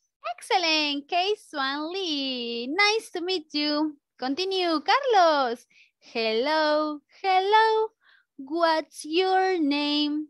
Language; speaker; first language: English; non-native, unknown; Spanish